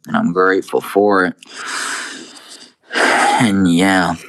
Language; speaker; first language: English; native; English